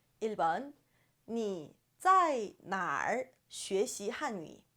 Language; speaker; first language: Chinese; non-native, fluent; Korean